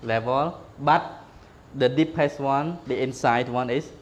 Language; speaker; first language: English; non-native, fluent; Khmer